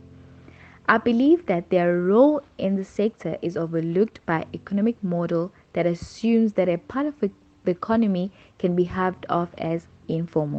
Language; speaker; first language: English; non-native, local second language; Zulu